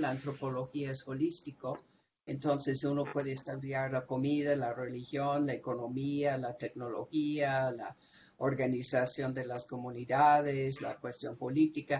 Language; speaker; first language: Spanish; non-native, fluent; English